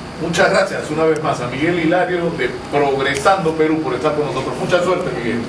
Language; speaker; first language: Spanish; native; Spanish